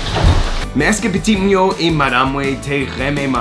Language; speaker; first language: Haitian Creole; non-native, learner; English